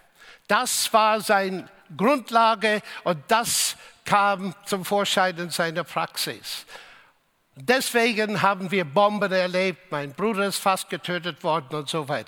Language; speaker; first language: German; non-native, fluent; English